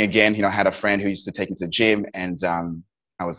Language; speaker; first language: English; non-native, local second language; Nepali